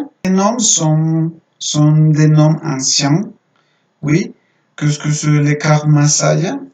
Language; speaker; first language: French; non-native, fluent; Spanish